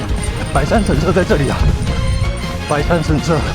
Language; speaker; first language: Chinese; native; Chinese